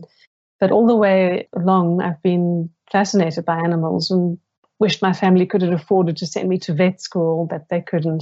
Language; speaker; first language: English; native; English